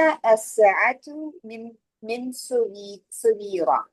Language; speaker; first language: Arabic; non-native, learner; Urdu